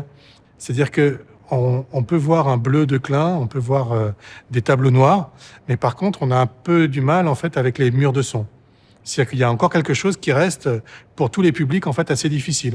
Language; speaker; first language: French; native; French